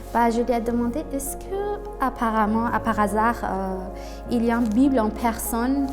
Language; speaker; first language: French; non-native, learner; Persian